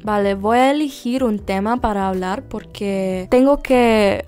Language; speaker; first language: Spanish; non-native, fluent; Russian